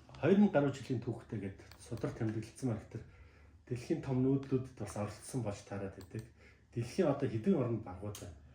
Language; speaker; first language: Mongolian; native; Mongolian